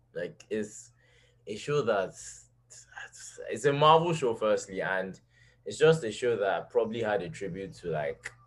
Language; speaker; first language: English; non-native, local second language; Yoruba